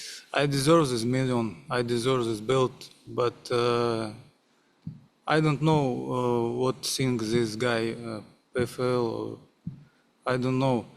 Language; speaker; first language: English; non-native, learner; Russian